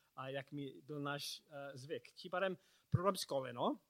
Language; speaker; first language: Czech; non-native, fluent; English